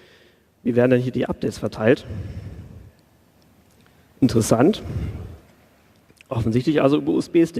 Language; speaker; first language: German; native; German